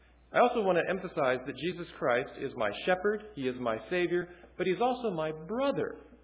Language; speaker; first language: English; early bilingual, other home language; Chinese